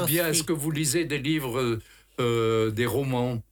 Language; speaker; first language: French; native; French